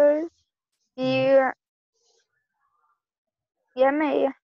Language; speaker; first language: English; non-native, learner; Portuguese